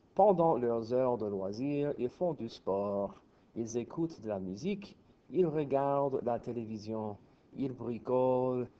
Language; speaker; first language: French; non-native, fluent; English